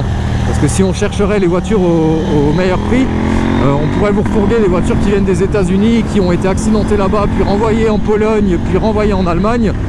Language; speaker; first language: French; native; French